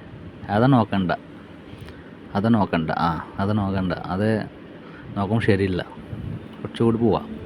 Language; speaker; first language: Malayalam; non-native, learner; Hindi